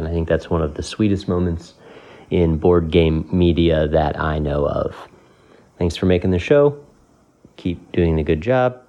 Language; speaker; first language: English; non-native, fluent; French